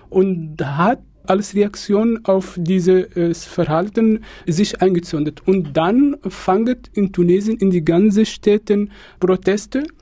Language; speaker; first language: German; non-native, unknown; Arabic